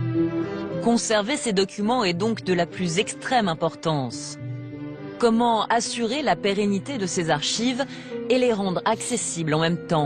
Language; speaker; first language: French; native; French